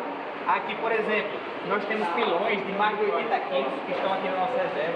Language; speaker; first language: Portuguese; native; Portuguese